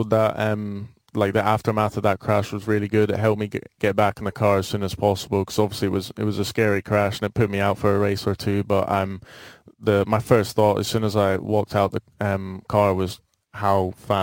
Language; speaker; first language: English; native; English